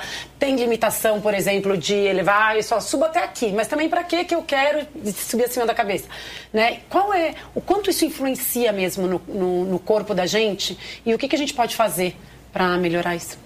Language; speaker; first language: Portuguese; native; Portuguese